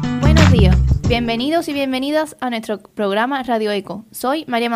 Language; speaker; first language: Spanish; native; Spanish